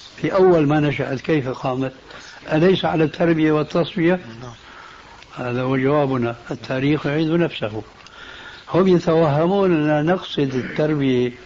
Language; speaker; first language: Arabic; early bilingual, other home language; Albanian